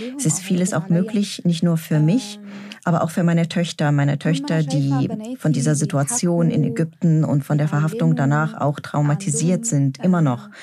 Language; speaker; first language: German; non-native, fluent; Arabic